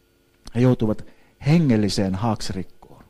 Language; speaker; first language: Finnish; native; Finnish